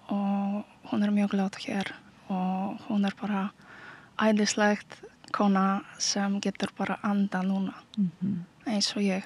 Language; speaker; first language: Icelandic; non-native, learner; Polish